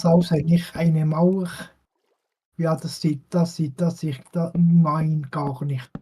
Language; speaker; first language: German; non-native, fluent; French